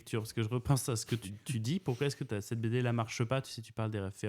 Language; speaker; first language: French; native; French